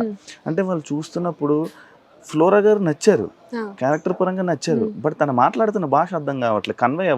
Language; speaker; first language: Telugu; native; Telugu